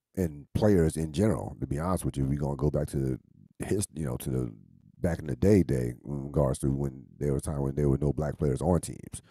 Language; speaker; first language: English; native; English